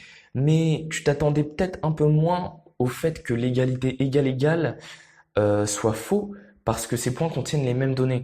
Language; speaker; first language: French; native; French